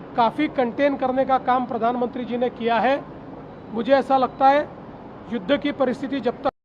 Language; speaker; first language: Hindi; non-native, local second language; Marathi